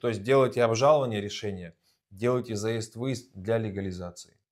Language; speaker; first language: Russian; native; Russian